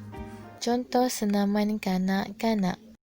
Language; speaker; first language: Malay; native; Malay